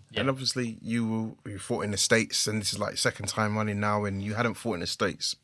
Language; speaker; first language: English; early bilingual, other home language; Akan